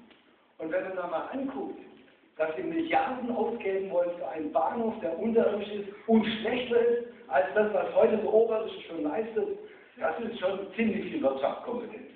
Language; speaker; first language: German; native; German